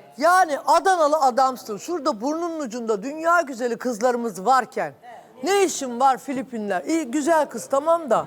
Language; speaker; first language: Turkish; native; Turkish